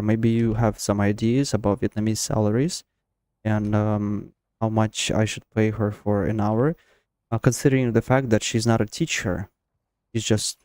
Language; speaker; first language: English; non-native, fluent; Russian